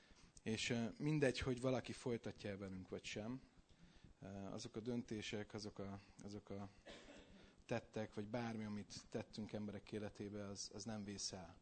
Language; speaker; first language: Hungarian; native; Hungarian